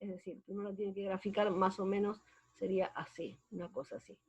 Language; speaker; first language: Spanish; native; Spanish